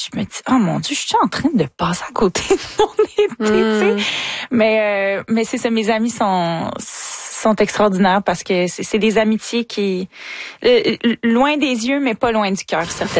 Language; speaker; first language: French; native; French